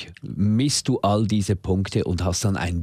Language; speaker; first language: German; native; German